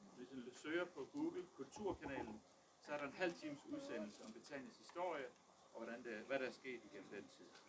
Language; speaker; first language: Danish; early bilingual, other home language; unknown